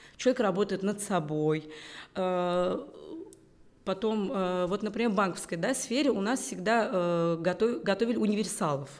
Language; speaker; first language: Russian; non-native, local second language; Uzbek